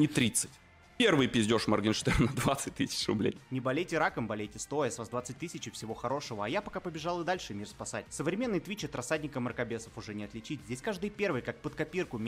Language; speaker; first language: Russian; native; Russian